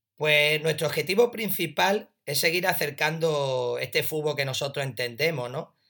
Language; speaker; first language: Spanish; native; Spanish